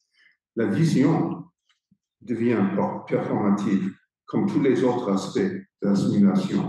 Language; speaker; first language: French; non-native, fluent; English